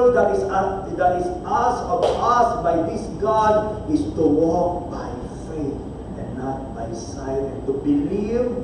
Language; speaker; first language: English; non-native, local second language; Filipino